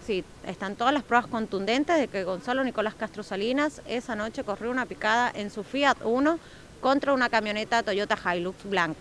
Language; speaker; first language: Spanish; native; Spanish